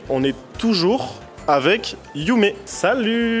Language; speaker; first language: French; native; French